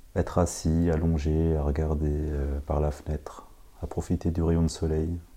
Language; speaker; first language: French; early bilingual, other home language; Khmer